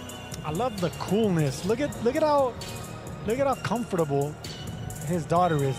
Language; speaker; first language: English; native; English